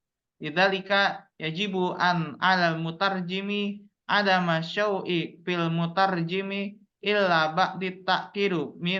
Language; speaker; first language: Arabic; non-native, learner; Indonesian